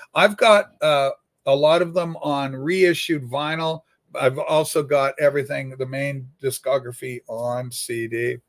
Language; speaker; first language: English; native; English